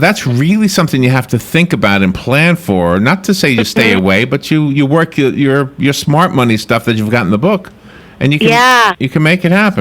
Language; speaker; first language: English; native; English